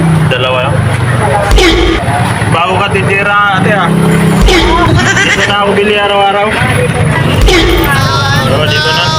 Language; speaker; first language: Filipino; non-native, local second language; Cebuano